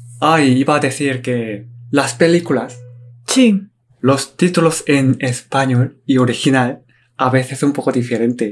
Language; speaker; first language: Spanish; non-native, learner; Korean